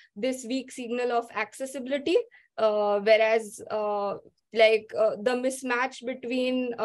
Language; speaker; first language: English; non-native, local second language; Marathi